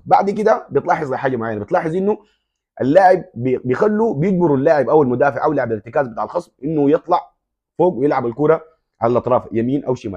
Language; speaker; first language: Arabic; native; Arabic